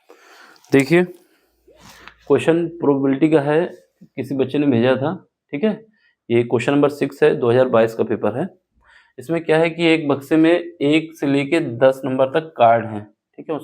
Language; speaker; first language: Hindi; native; Hindi